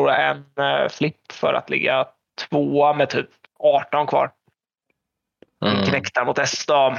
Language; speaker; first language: Swedish; native; Swedish